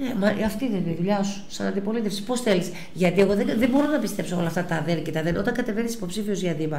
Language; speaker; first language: Greek; native; Greek